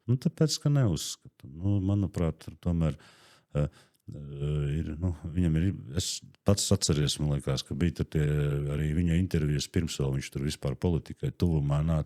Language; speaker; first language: Latvian; native; Latvian